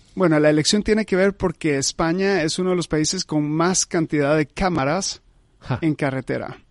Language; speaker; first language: Spanish; early bilingual, heritage; Spanish